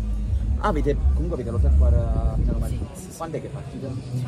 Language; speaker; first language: Italian; native; Italian